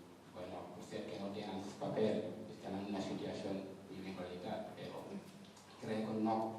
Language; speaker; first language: Catalan; non-native, fluent; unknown